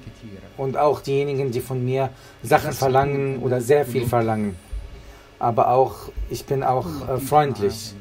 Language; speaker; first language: German; non-native, fluent; Arabic